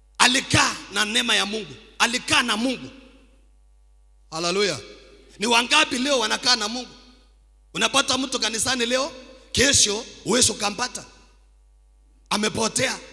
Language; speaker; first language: Swahili; non-native, local second language; Kalenjin